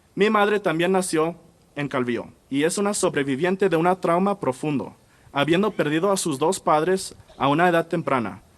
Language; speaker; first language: Spanish; early bilingual, heritage; Spanish